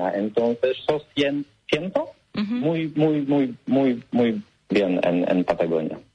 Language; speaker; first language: Spanish; non-native, learner; Polish